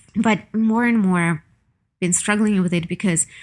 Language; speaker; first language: English; non-native, fluent; Ukrainian